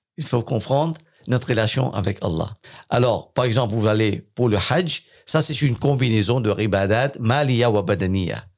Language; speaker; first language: French; non-native, fluent; English